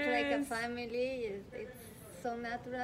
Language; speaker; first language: English; non-native, learner; Spanish